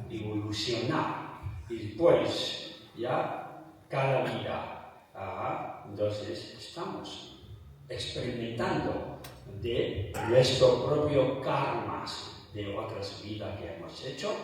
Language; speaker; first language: Spanish; non-native, fluent; Tibetan